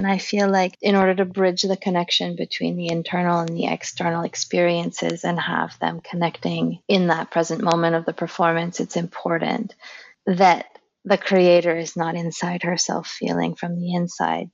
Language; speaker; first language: English; native; English